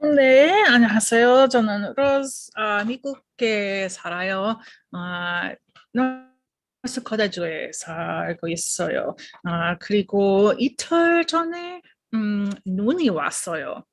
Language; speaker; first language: Korean; non-native, learner; English